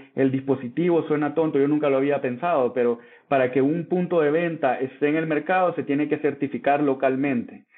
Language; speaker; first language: Spanish; native; Spanish